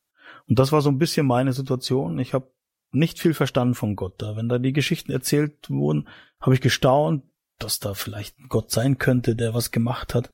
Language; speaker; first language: German; native; German